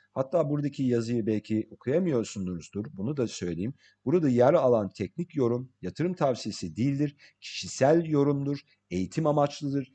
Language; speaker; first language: Turkish; early bilingual, heritage; English